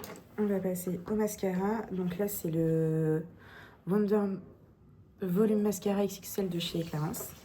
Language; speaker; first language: French; native; French